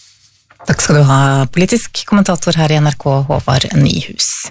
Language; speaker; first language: Norwegian; native; Norwegian